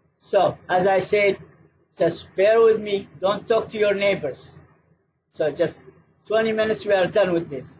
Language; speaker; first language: English; non-native, fluent; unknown